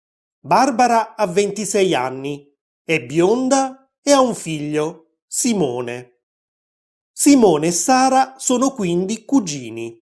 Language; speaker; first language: Italian; native; Italian